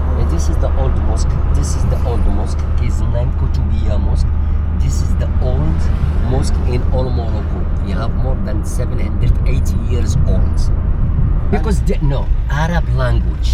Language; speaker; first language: English; non-native, learner; Arabic